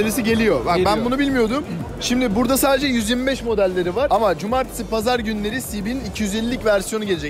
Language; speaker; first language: Turkish; native; Turkish